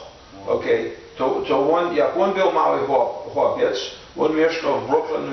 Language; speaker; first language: Polish; non-native, learner; English